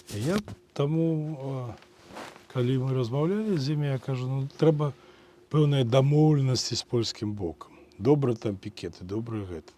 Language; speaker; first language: Belarusian; native; Belarusian